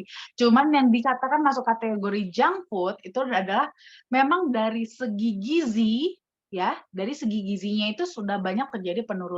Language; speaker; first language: Indonesian; native; Indonesian